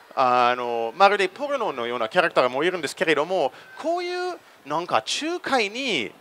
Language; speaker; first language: Japanese; non-native, fluent; English